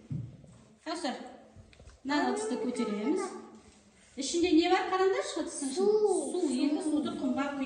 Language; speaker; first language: Kazakh; native; Kazakh